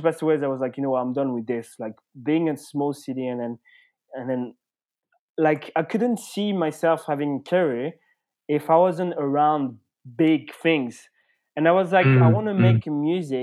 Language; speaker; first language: English; non-native, fluent; French